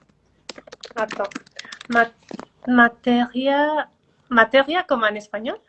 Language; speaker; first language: French; non-native, fluent; Spanish